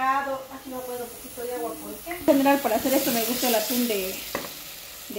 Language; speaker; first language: Spanish; native; Spanish